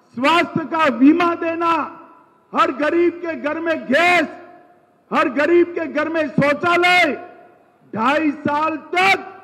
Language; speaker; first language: Hindi; non-native, local second language; Gujarati